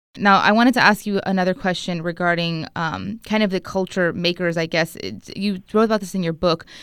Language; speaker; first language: English; native; English